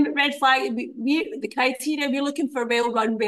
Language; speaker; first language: English; native; English